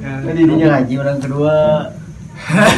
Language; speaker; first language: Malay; non-native, local second language; Sundanese